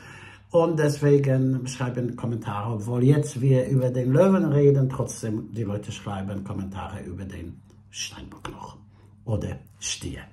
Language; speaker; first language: German; non-native, fluent; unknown